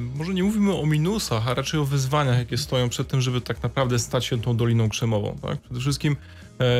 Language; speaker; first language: Polish; native; Polish